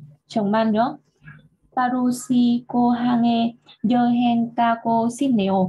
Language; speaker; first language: Korean; non-native, learner; Vietnamese